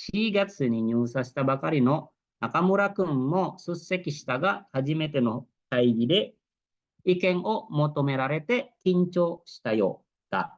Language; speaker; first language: Japanese; non-native, fluent; Indonesian